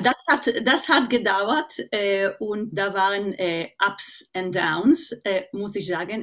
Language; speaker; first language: German; non-native, fluent; Hebrew